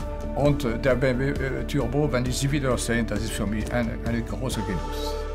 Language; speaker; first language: German; non-native, fluent; French